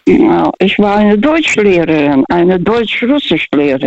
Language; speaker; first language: German; non-native, fluent; Russian